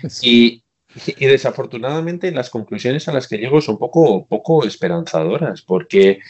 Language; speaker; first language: Spanish; native; Spanish